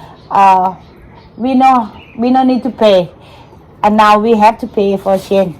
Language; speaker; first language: English; non-native, fluent; Thai